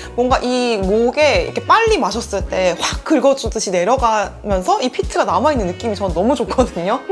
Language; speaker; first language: Korean; native; Korean